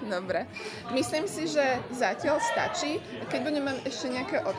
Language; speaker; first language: Slovak; native; Slovak